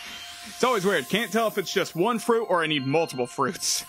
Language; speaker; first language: English; native; English